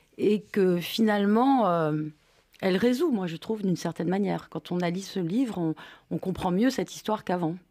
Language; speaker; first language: French; native; French